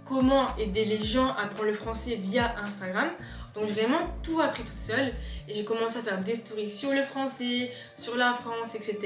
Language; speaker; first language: French; native; French